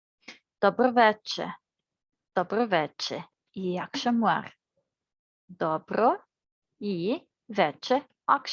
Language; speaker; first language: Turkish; non-native, learner; Serbian